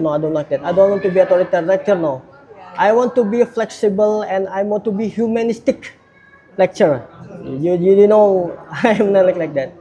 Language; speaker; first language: English; non-native, learner; Indonesian